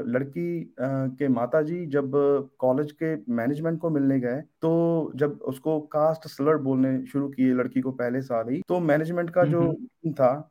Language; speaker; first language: Hindi; native; Hindi